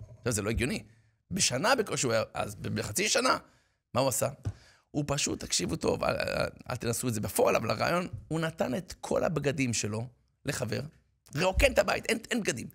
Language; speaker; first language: Hebrew; native; Hebrew